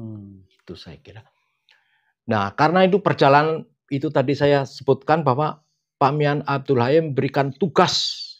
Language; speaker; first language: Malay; non-native, local second language; Javanese